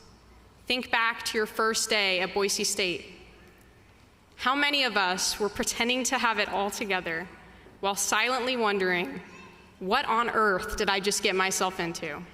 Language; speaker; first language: English; native; English